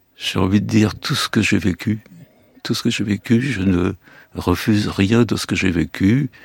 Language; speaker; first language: French; early bilingual, other home language; Yiddish